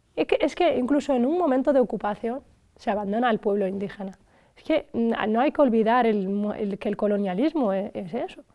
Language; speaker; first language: Spanish; early bilingual, other home language; Arabic